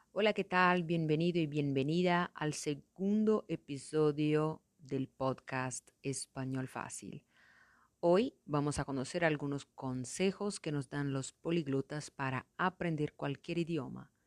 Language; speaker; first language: Spanish; non-native, fluent; Portuguese